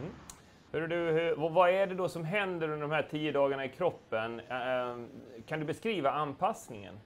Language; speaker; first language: Swedish; native; Swedish